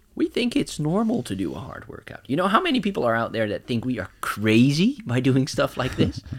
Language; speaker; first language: English; non-native, fluent; Dutch